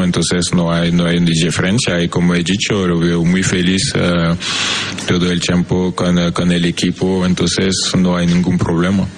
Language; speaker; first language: Spanish; non-native, fluent; French